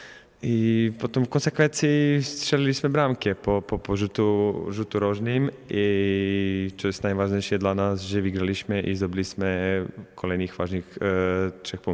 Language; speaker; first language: Polish; non-native, fluent; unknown